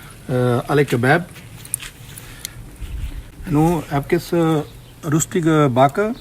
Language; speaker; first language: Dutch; non-native, learner; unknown